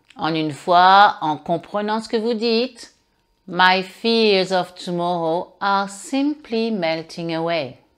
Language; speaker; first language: French; native; French